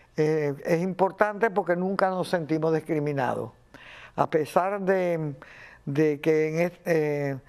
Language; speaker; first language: Spanish; native; Spanish